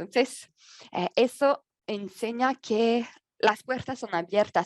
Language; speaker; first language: Spanish; non-native, learner; French